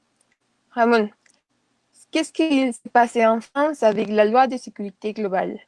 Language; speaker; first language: French; non-native, learner; Spanish